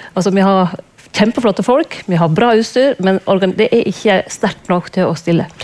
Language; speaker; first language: Norwegian; native; Norwegian